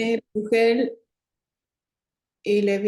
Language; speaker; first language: French; non-native, learner; Spanish